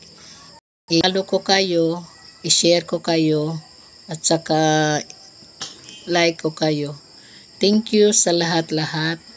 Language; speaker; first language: Filipino; non-native, local second language; Cebuano